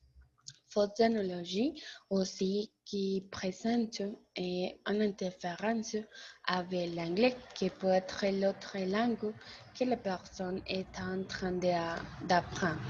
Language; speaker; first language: French; non-native, learner; Spanish